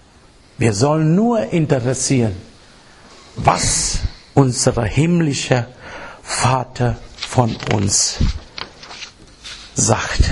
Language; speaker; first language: German; non-native, fluent; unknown